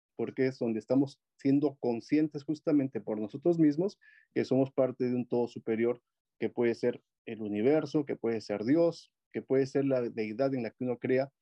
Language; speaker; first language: Spanish; native; Spanish